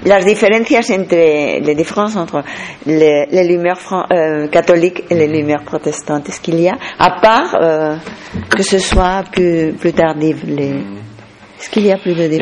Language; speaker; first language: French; non-native, fluent; Spanish